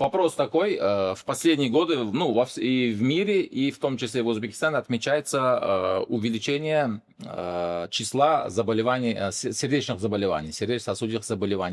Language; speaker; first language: Russian; non-native, local second language; Uzbek